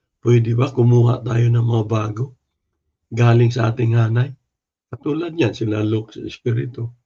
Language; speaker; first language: Filipino; non-native, local second language; Cebuano